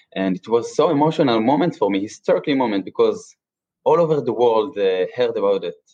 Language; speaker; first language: English; non-native, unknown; Hebrew